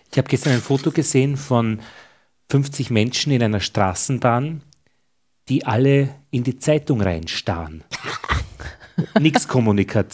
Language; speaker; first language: German; native; German